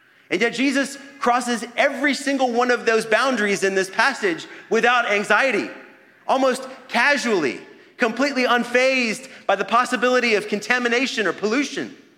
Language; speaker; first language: English; native; English